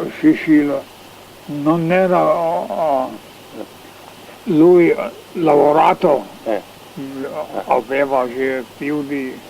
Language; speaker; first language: Italian; non-native, learner; Slovenian